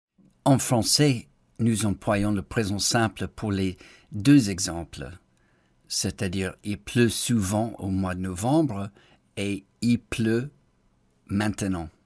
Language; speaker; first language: French; non-native, fluent; English